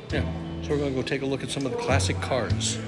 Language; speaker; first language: English; native; English